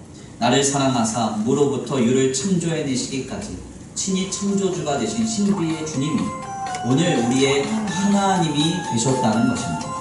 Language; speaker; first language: Korean; native; Korean